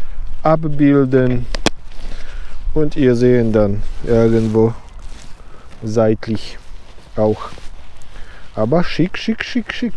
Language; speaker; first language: German; non-native, learner; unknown